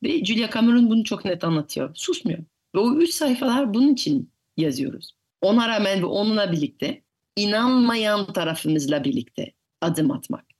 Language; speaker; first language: Turkish; non-native, fluent; French